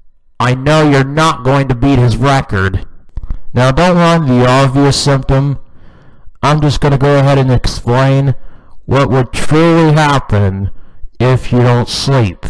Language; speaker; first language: English; native; English